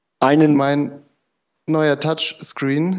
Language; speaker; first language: German; native; German